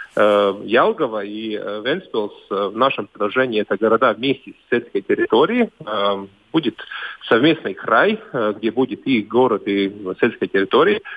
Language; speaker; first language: Russian; non-native, local second language; Latvian